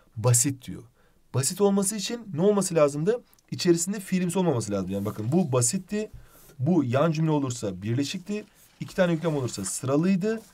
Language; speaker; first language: Turkish; native; Turkish